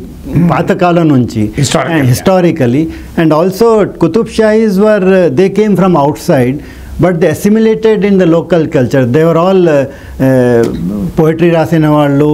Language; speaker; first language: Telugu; non-native, local second language; Rajasthani